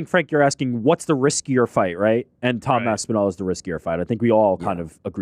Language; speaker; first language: English; native; English